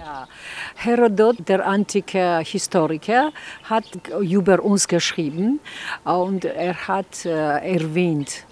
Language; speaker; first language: German; non-native, fluent; Georgian